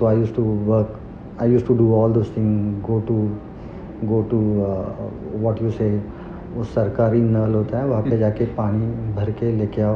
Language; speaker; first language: English; non-native, local second language; Marathi